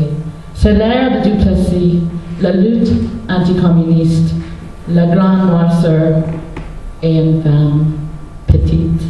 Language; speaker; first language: French; non-native, local second language; English